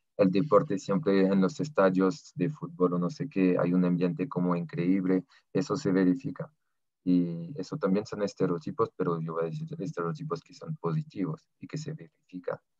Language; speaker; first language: Spanish; non-native, fluent; French